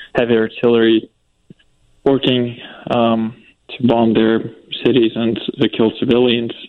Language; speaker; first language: English; non-native, fluent; Ukrainian